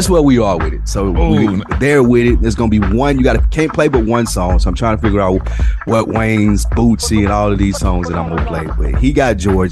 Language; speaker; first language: English; native; English